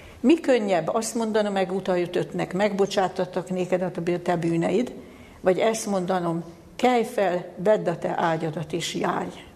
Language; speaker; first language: Hungarian; native; Hungarian